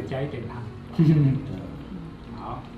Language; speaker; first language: Chinese; non-native, fluent; Thai